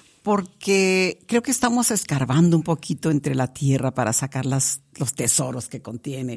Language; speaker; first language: Spanish; native; Spanish